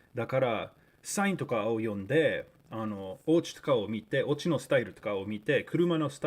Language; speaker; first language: Japanese; early bilingual, other home language; English